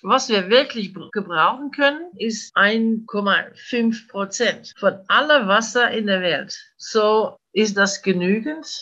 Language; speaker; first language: German; non-native, fluent; English